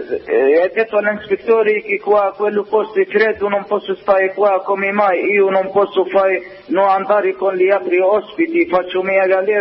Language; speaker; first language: Italian; non-native, learner; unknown